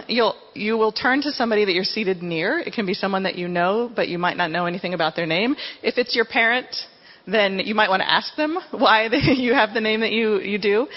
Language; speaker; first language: English; native; English